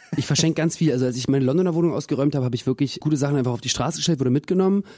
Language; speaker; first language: German; early bilingual, other home language; Russian